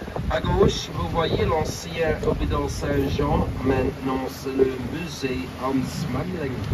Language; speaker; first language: French; non-native, fluent; Dutch